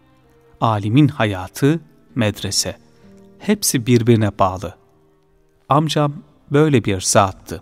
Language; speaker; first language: Turkish; native; Turkish